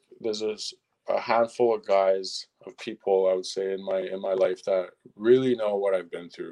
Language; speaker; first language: English; early bilingual, other home language; French